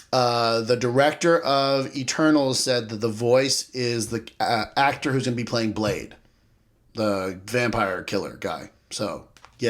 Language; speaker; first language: English; native; English